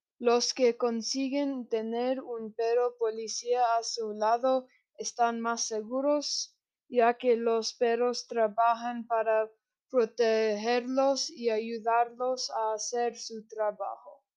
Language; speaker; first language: Spanish; non-native, learner; English